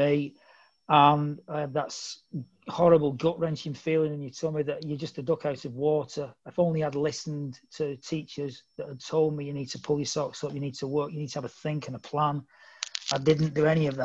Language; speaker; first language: English; native; English